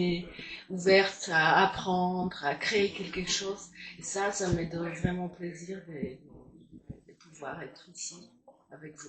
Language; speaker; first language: French; non-native, fluent; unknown